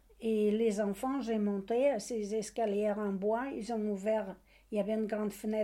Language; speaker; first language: French; non-native, learner; Portuguese